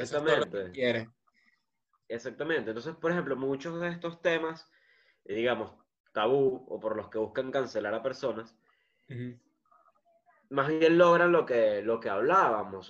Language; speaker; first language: Spanish; native; Spanish